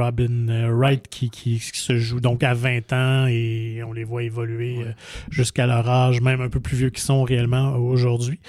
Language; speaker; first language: French; native; French